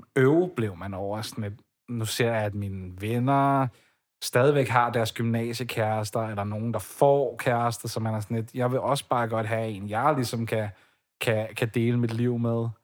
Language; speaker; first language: Danish; native; Danish